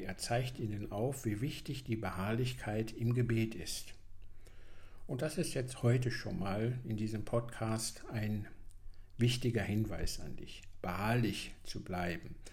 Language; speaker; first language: German; native; German